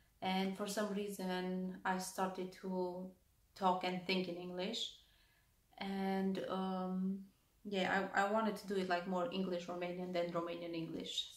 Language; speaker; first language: English; non-native, fluent; Romanian